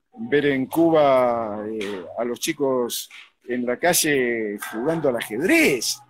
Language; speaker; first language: Spanish; native; Spanish